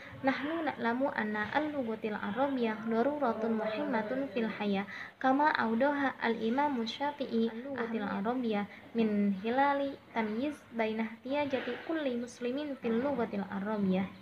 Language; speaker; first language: Arabic; non-native, learner; Indonesian